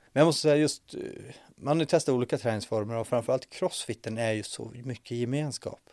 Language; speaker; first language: Swedish; native; Swedish